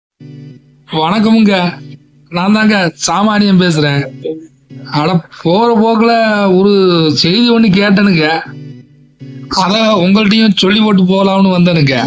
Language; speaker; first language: Tamil; native; Tamil